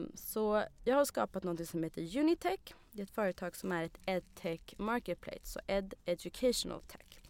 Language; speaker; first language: Swedish; early bilingual, other home language; Arabic